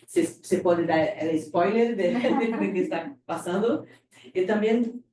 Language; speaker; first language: Spanish; non-native, fluent; Portuguese